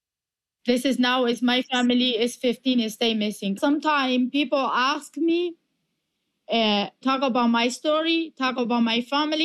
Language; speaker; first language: English; non-native, learner; Kurdish